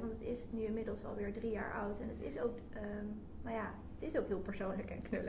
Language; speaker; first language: Dutch; native; Dutch